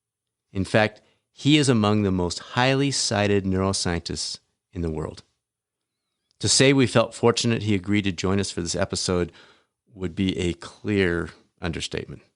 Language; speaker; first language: English; native; English